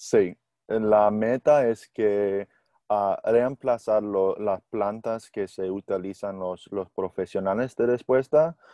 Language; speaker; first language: Spanish; non-native, learner; English